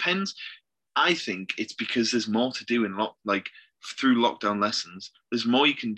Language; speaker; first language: English; native; English